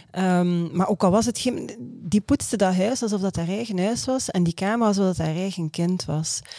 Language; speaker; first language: Dutch; native; Dutch